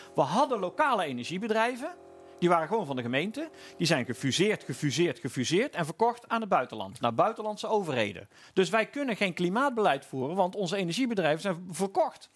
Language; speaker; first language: Dutch; native; Dutch